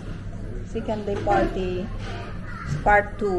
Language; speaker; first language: English; non-native, learner; Filipino